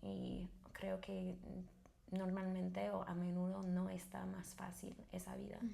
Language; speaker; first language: Spanish; non-native, fluent; English